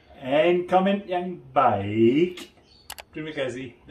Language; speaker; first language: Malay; non-native, learner; English